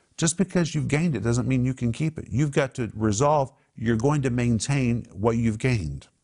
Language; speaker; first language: English; native; English